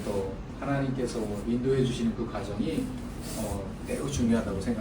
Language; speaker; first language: Korean; native; Korean